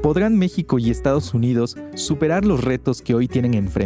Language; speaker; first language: Spanish; native; Spanish